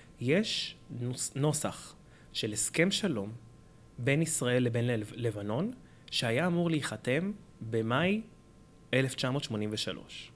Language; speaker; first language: Hebrew; early bilingual, other home language; Arabic